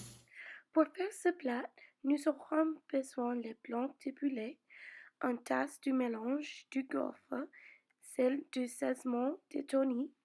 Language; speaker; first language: French; non-native, learner; English